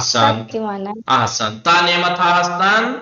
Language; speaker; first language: Persian; non-native, fluent; Urdu